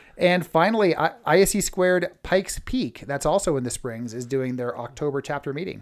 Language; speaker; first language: English; native; English